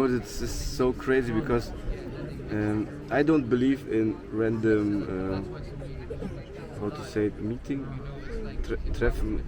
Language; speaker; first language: English; non-native, fluent; German